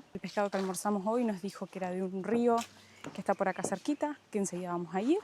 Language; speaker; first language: Spanish; native; Spanish